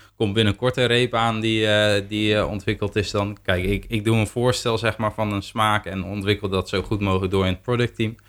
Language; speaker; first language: Dutch; native; Dutch